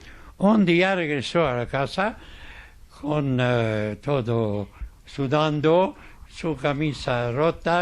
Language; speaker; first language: Spanish; non-native, fluent; Arabic